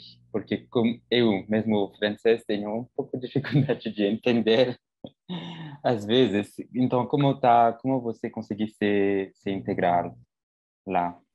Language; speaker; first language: Portuguese; non-native, fluent; French